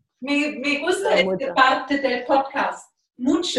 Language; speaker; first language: Spanish; non-native, learner; German